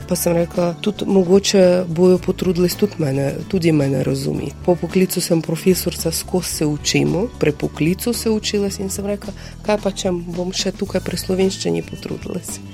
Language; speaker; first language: Slovenian; non-native, fluent; Ukrainian